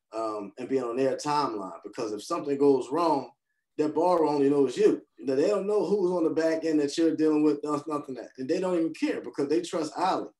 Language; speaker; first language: English; native; English